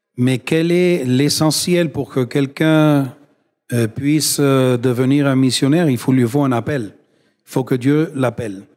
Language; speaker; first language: French; non-native, fluent; Spanish